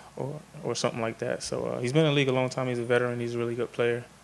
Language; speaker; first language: English; native; English